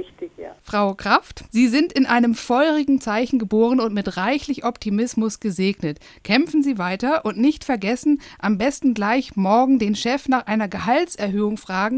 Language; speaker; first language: German; native; German